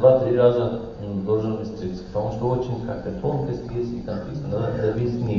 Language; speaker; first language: Russian; non-native, learner; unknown